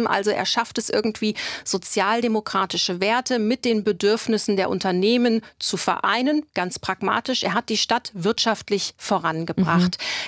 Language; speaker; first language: German; native; German